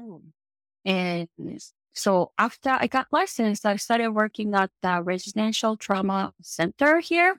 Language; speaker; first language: English; non-native, fluent; Japanese